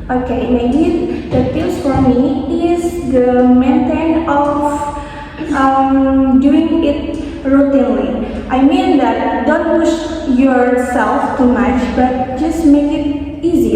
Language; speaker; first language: English; non-native, fluent; Indonesian